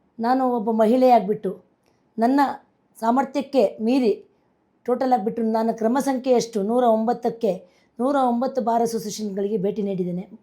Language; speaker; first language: Kannada; non-native, local second language; Konkani